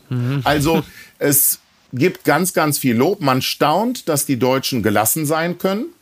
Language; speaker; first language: German; native; German